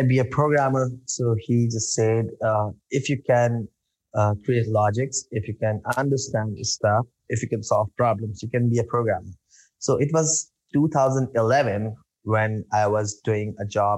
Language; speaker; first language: English; non-native, local second language; Urdu